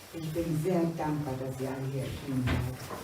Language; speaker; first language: German; native; German